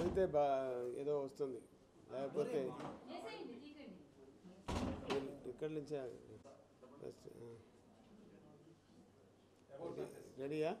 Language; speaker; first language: Telugu; non-native, learner; Tamil